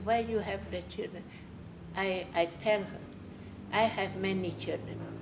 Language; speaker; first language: English; non-native, learner; Indonesian